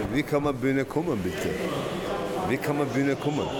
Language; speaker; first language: German; native; German